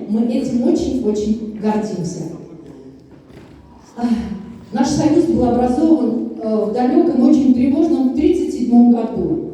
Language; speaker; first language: Russian; native; Russian